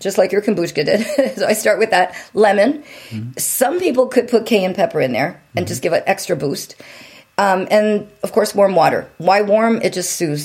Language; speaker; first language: English; native; English